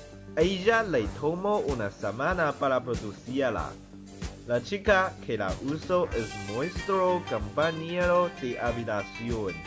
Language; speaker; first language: Spanish; non-native, learner; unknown